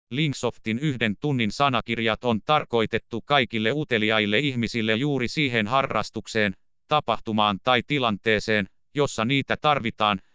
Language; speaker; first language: Finnish; native; Finnish